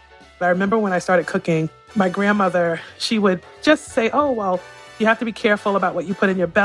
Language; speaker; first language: English; native; English